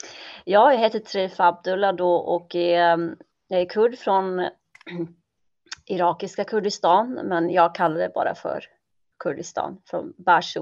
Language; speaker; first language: Swedish; early bilingual, other home language; Kurdish